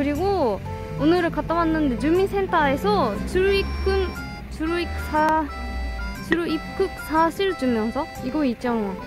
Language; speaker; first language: Korean; non-native, fluent; Japanese